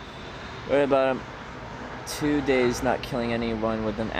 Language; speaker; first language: English; native; English